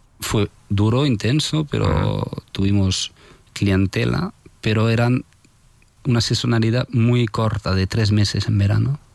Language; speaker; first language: Spanish; non-native, fluent; French